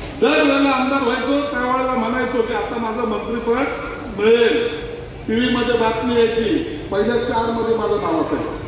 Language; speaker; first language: Marathi; native; Marathi